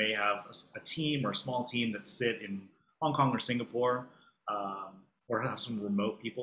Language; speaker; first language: English; native; English